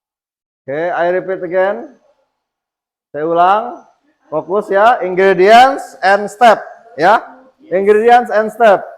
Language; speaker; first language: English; non-native, fluent; Indonesian